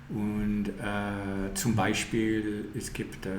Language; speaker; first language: German; non-native, learner; English